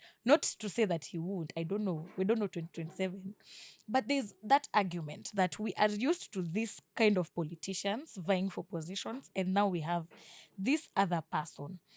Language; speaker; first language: English; non-native, local second language; Swahili